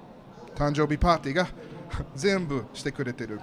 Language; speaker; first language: Japanese; non-native, learner; English